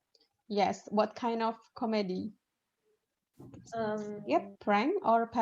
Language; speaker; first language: English; non-native, fluent; Indonesian